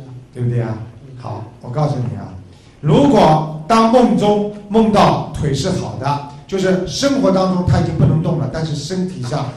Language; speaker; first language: Chinese; native; Chinese